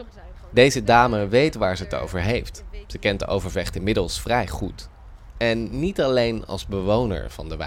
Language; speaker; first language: Dutch; native; Dutch